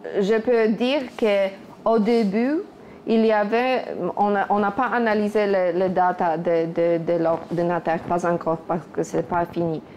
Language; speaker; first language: French; non-native, fluent; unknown